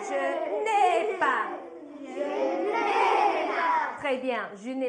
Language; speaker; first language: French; non-native, fluent; English